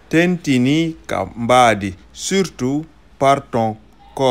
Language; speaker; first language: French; non-native, local second language; Fula